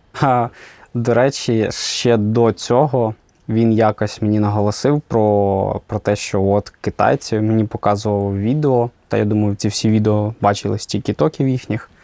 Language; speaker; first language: Ukrainian; native; Ukrainian